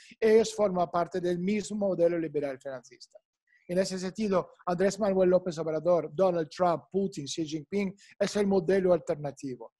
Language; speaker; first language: Spanish; non-native, fluent; Russian